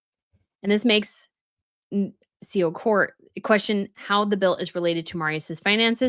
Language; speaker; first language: English; native; English